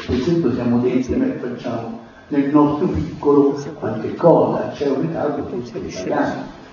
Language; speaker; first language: Italian; native; Italian